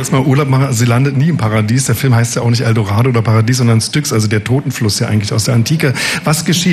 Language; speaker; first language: German; native; German